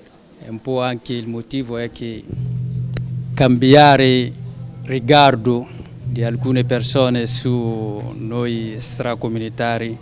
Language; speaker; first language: Italian; non-native, fluent; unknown